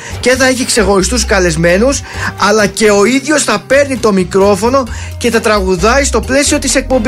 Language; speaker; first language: Greek; native; Greek